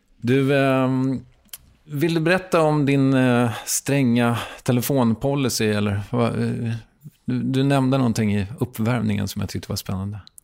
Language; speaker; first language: Swedish; native; Swedish